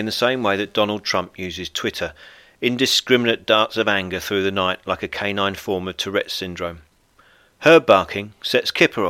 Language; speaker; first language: English; native; English